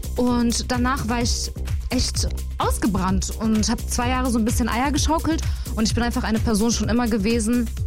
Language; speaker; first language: German; native; German